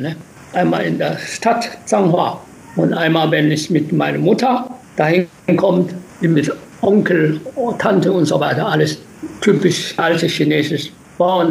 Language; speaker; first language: German; non-native, learner; Japanese